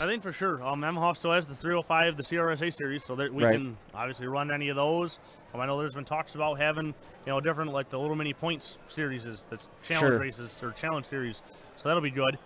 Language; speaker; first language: English; native; English